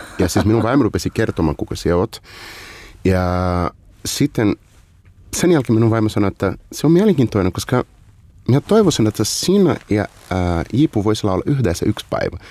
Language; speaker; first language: Finnish; non-native, fluent; Portuguese